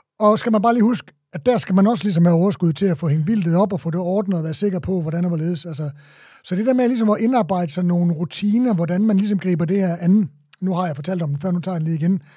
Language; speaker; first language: Danish; native; Danish